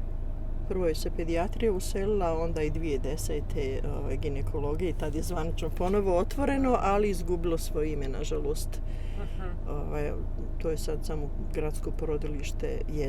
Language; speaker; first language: Bosnian; native; Bosnian